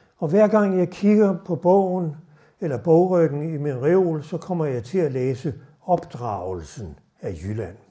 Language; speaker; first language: Danish; native; Danish